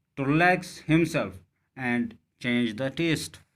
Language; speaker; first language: English; non-native, local second language; Urdu